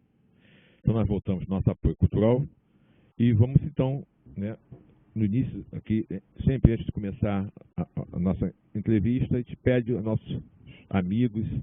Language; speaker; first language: Portuguese; native; Portuguese